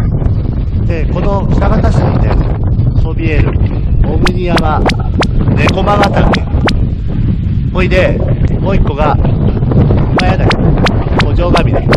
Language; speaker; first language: Japanese; native; Japanese